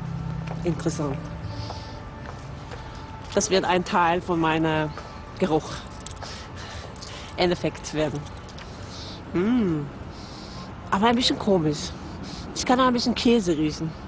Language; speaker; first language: German; non-native, fluent; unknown